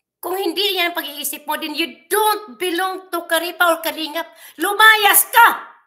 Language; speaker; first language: Filipino; non-native, local second language; Cebuano